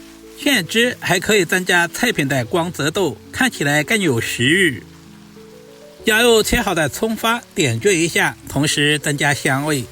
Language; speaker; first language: Chinese; native; Chinese